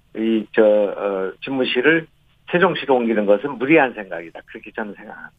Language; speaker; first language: Korean; native; Korean